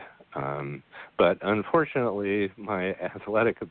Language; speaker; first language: English; native; English